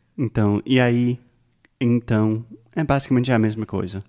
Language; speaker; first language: Portuguese; non-native, fluent; English